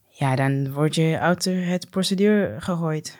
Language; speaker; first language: Dutch; non-native, learner; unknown